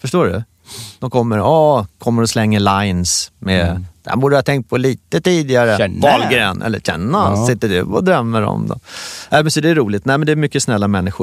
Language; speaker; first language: Swedish; native; Swedish